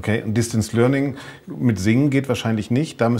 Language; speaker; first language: German; native; German